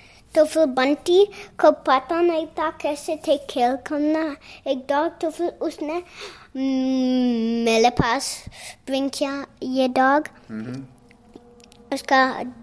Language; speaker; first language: Hindi; early bilingual, heritage; Hindi